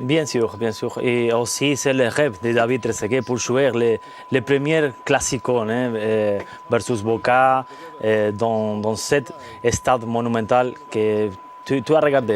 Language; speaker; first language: French; non-native, fluent; Spanish